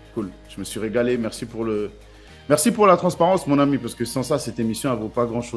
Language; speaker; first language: French; native; French